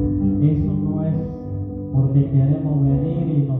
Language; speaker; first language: Spanish; native; Spanish